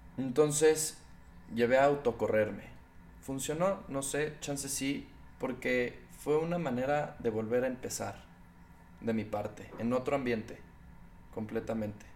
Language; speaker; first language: Spanish; native; Spanish